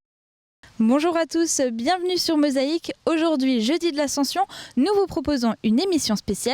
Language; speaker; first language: French; native; French